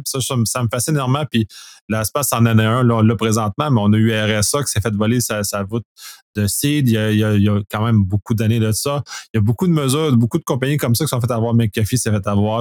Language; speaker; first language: French; native; French